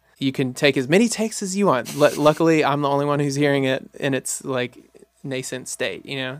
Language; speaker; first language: English; native; English